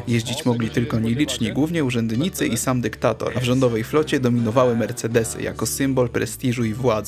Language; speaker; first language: Polish; native; Polish